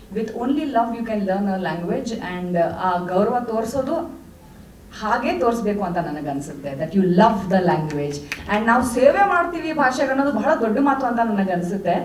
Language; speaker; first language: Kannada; non-native, local second language; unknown